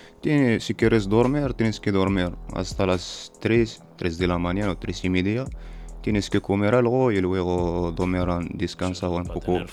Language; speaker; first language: Spanish; non-native, learner; Berber languages